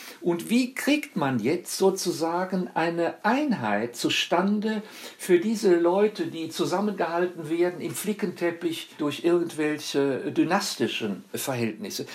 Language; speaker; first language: German; native; German